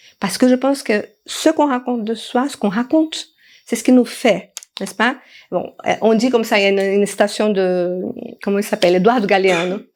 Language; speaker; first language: French; non-native, fluent; Portuguese